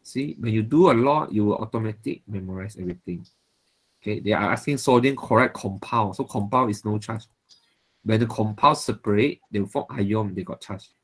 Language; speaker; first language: English; non-native, local second language; Chinese